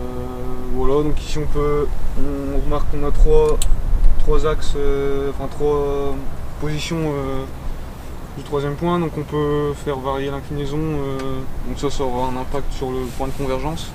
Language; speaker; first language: French; native; French